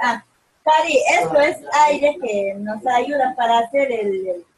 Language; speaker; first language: Spanish; native; Spanish